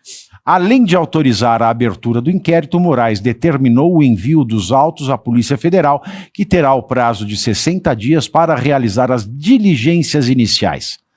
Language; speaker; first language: Portuguese; native; Portuguese